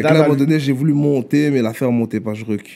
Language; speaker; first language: French; native; French